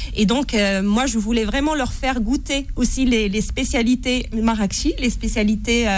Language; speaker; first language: French; non-native, local second language; Arabic